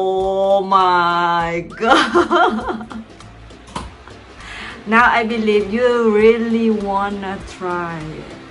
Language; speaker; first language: English; non-native, learner; Thai